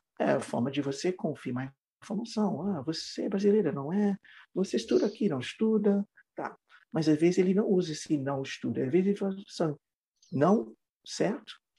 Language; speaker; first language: Portuguese; non-native, fluent; English